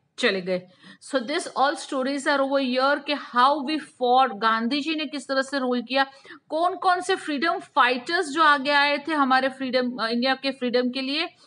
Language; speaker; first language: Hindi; non-native, local second language; Gujarati